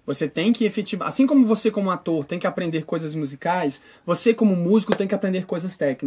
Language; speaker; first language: Portuguese; native; Portuguese